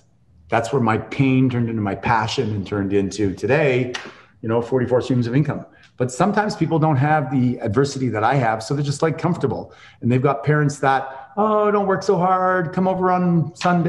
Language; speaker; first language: English; native; English